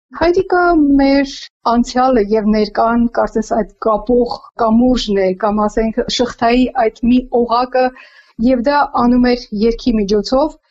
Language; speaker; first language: Armenian; native; Armenian